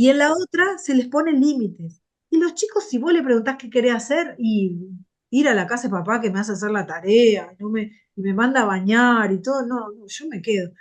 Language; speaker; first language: Spanish; native; Spanish